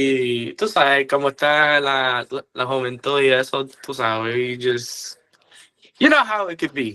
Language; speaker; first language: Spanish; early bilingual, heritage; Spanish